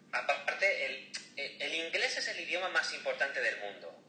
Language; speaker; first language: Spanish; native; Spanish